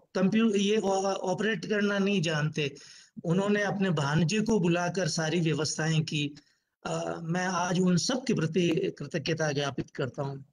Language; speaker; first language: Hindi; native; Hindi